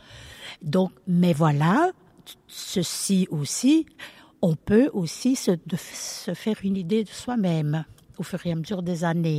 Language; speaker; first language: French; early bilingual, other home language; Italian